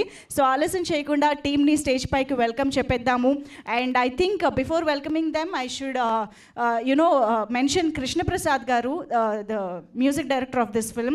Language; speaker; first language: Telugu; native; Telugu